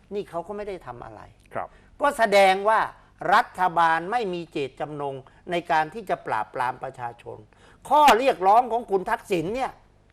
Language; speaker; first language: Thai; native; Thai